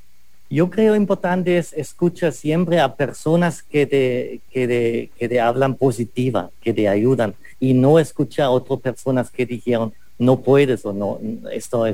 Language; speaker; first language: Spanish; non-native, fluent; German